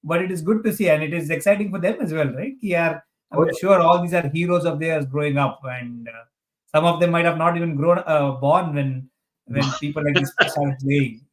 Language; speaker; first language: English; non-native, local second language; Hindi